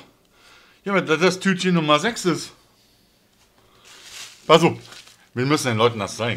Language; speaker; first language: German; native; German